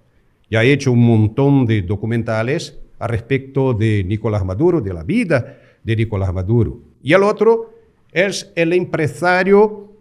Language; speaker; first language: Spanish; non-native, fluent; Portuguese